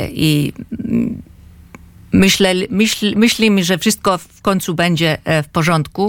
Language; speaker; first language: Polish; non-native, fluent; Finnish